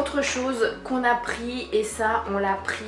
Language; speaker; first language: French; native; French